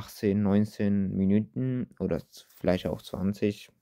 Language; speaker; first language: German; early bilingual, other home language; Turkish